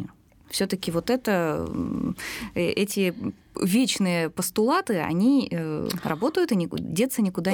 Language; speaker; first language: Russian; native; Russian